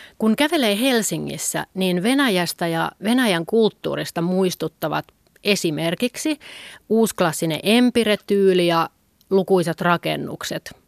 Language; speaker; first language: Finnish; native; Finnish